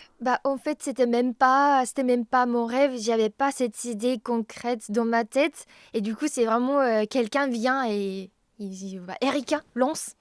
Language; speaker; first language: French; non-native, fluent; Japanese